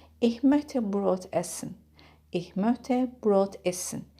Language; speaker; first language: German; non-native, fluent; Turkish